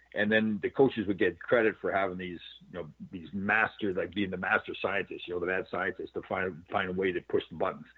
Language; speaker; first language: English; native; English